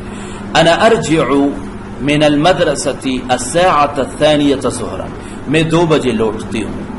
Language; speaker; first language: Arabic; non-native, fluent; Urdu